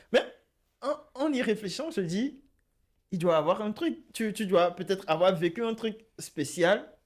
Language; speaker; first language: French; native; French